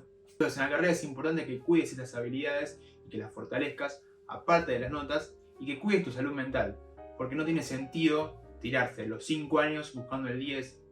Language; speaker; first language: Spanish; native; Spanish